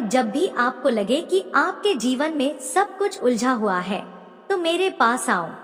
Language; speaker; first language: Hindi; native; Hindi